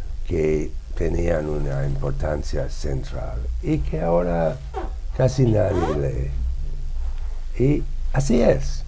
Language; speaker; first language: Spanish; non-native, fluent; English